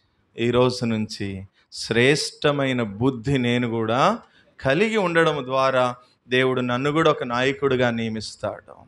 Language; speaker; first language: Telugu; native; Telugu